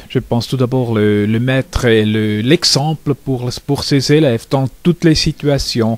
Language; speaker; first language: French; non-native, local second language; German